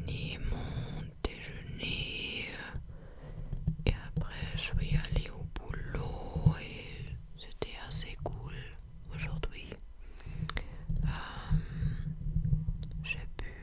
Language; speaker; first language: French; non-native, fluent; English